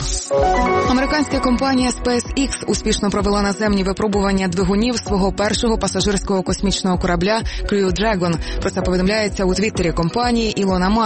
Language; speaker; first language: Ukrainian; native; Ukrainian